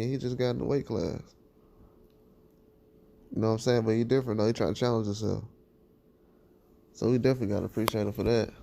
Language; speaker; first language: English; native; English